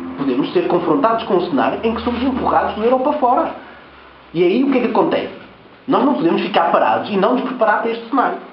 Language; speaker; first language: Portuguese; early bilingual, heritage; Portuguese